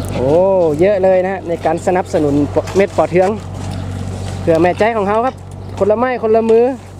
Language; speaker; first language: Thai; native; Thai